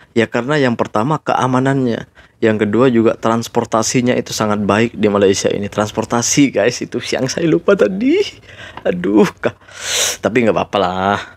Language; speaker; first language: Indonesian; native; Indonesian